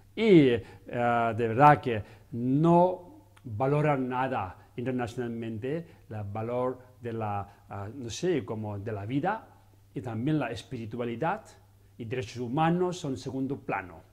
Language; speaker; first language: Spanish; non-native, learner; Chinese